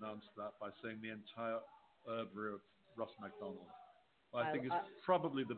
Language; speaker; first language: English; native; English